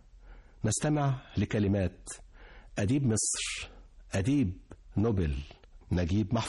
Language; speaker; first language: Arabic; native; Arabic